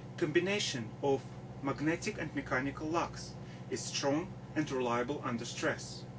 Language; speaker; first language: English; non-native, fluent; Russian